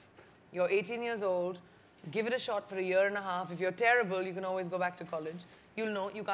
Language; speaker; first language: English; non-native, local second language; Hindi